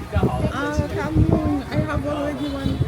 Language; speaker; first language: English; non-native, learner; French